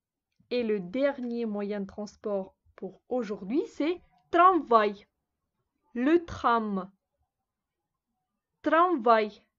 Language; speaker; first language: French; non-native, fluent; Russian